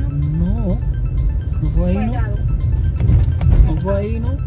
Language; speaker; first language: Spanish; native; Spanish